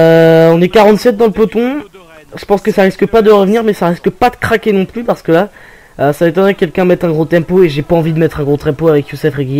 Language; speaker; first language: French; native; French